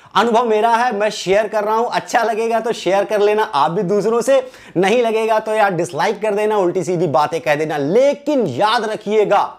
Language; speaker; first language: Hindi; native; Hindi